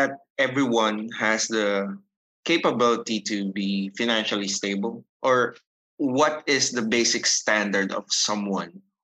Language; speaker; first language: English; non-native, local second language; Filipino